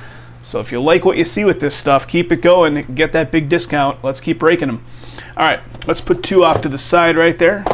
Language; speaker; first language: English; native; English